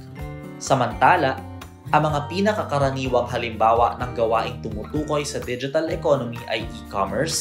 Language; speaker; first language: Filipino; native; Filipino